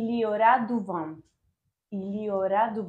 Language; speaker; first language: French; non-native, learner; Spanish